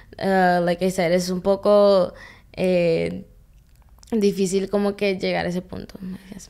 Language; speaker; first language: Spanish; early bilingual, heritage; Spanish